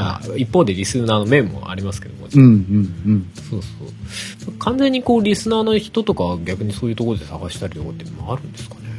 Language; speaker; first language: Japanese; native; Japanese